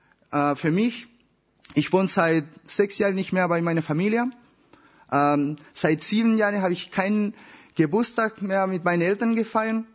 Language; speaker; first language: German; non-native, learner; Spanish